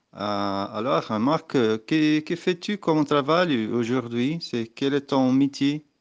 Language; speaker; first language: French; non-native, learner; Portuguese